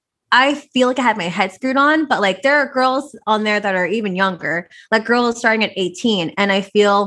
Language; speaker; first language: English; native; English